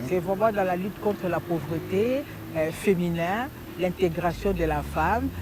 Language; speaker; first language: French; non-native, local second language; Lingala